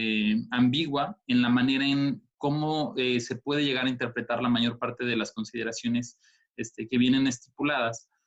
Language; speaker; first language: Spanish; native; Spanish